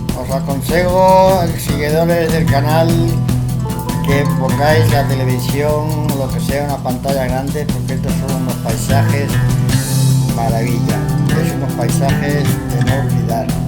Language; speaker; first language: Spanish; native; Spanish